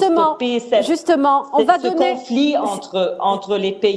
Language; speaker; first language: French; non-native, fluent; Arabic